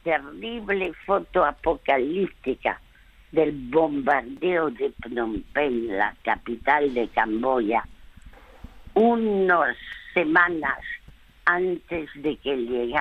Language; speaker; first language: Spanish; non-native, fluent; French